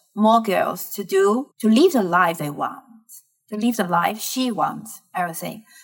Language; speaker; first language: English; non-native, fluent; Chinese